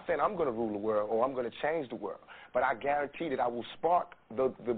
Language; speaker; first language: English; native; English